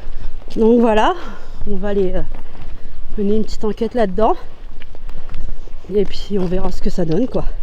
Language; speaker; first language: French; native; French